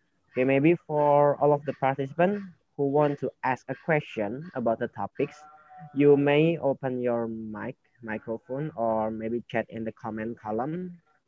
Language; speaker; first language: English; non-native, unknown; Indonesian